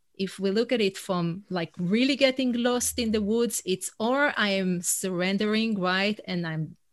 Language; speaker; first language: English; non-native, fluent; Hebrew